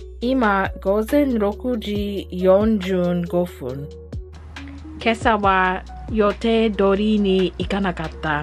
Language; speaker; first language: Japanese; non-native, learner; English